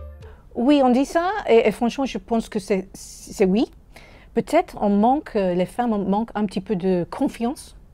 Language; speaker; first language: French; non-native, fluent; English